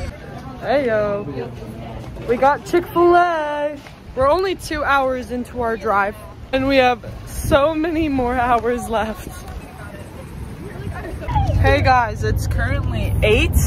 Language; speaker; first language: English; native; English